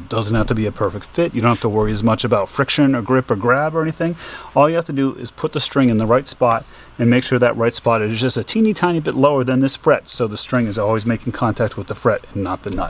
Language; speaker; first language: English; native; English